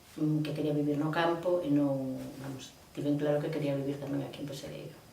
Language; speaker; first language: Galician; non-native, local second language; Spanish